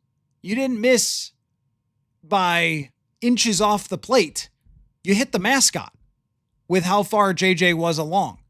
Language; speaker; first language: English; native; English